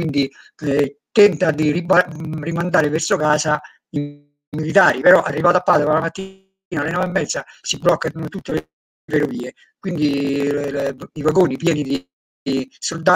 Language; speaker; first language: Italian; native; Italian